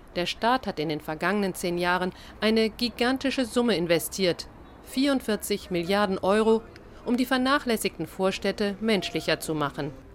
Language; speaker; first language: German; native; German